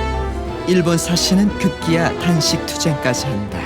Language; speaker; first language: Korean; native; Korean